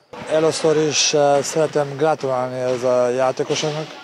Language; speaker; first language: Hungarian; non-native, learner; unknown